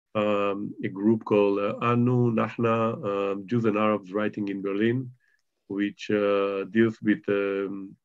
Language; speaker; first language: English; non-native, fluent; Hebrew